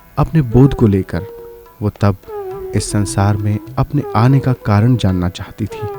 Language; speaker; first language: Hindi; native; Hindi